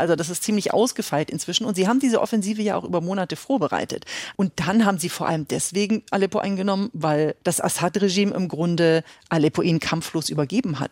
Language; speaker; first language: German; native; German